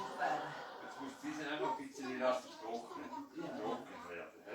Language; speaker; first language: German; non-native, learner; Dutch